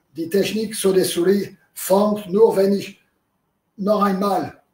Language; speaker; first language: German; non-native, learner; French